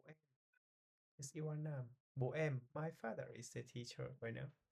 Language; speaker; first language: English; non-native, fluent; Vietnamese